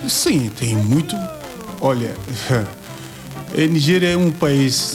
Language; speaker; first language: Portuguese; non-native, learner; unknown